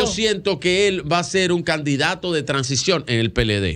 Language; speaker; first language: Spanish; native; Spanish